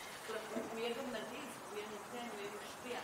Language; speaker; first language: Hebrew; native; Hebrew